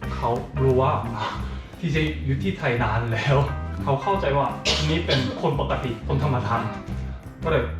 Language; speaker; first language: Thai; non-native, learner; Korean